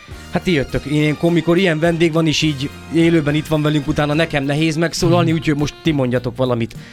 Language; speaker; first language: Hungarian; native; Hungarian